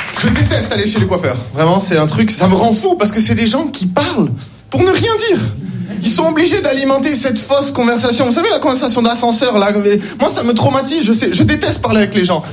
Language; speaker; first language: French; native; French